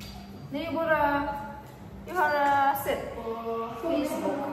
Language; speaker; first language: Swedish; non-native, learner; Filipino